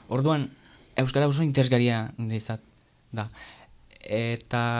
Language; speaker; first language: Basque; non-native, learner; French